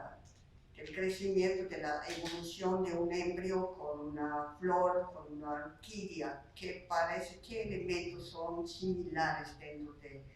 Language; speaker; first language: Spanish; non-native, fluent; Slovak